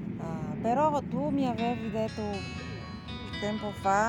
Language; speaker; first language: Italian; non-native, fluent; Bulgarian